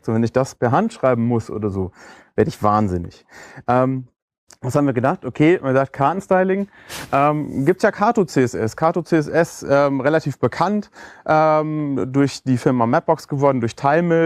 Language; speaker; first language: German; native; German